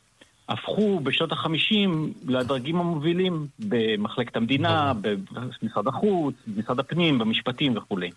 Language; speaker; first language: Hebrew; native; Hebrew